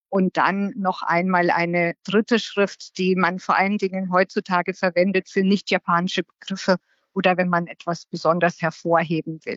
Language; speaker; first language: German; native; German